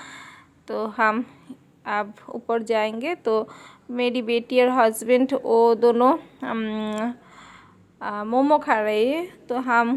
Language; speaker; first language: Hindi; non-native, local second language; Bangla